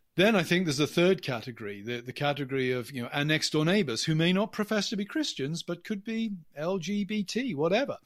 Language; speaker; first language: English; native; English